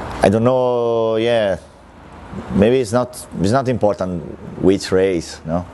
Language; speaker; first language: English; non-native, learner; Italian